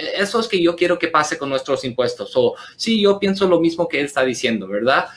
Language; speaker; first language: Spanish; early bilingual, heritage; Spanish